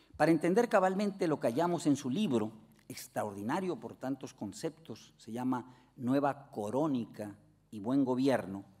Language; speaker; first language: Spanish; native; Spanish